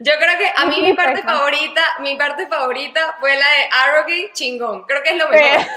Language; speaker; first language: Spanish; native; Spanish